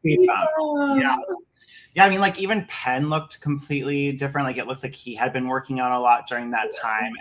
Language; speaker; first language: English; native; English